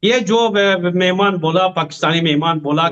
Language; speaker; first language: Hindi; non-native, fluent; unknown